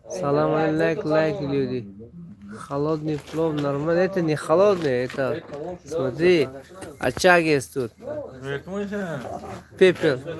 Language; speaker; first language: Russian; non-native, local second language; Tajik